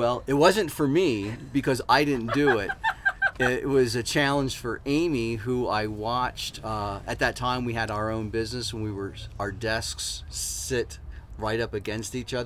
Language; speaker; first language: English; native; English